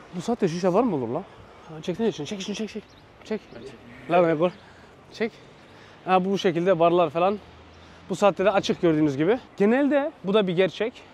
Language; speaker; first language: Turkish; early bilingual, heritage; Turkish